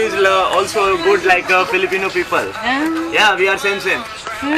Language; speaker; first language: English; non-native, learner; Hindi